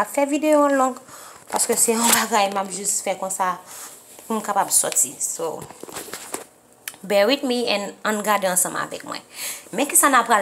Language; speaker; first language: French; non-native, learner; Haitian Creole